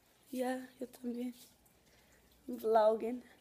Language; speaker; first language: Spanish; early bilingual, heritage; Spanish